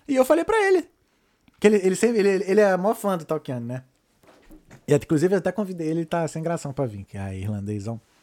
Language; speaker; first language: Portuguese; native; Portuguese